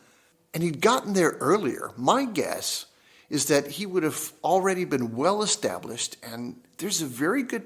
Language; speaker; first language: English; native; English